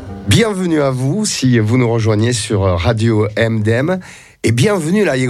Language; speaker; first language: French; native; French